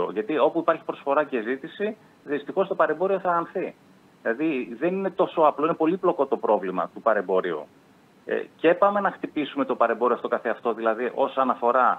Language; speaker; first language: Greek; native; Greek